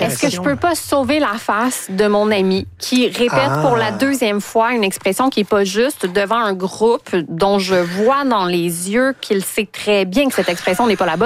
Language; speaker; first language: French; native; French